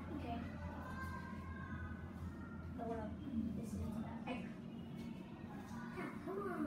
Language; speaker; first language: English; non-native, learner; Vietnamese